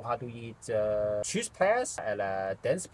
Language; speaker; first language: Danish; non-native, learner; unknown